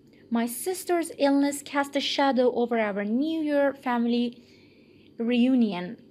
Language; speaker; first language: English; non-native, fluent; Persian